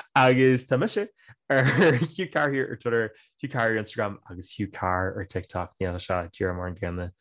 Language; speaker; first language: Irish; native; Irish